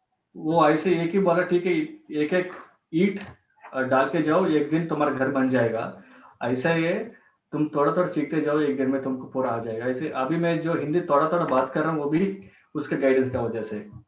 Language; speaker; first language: Hindi; non-native, local second language; Telugu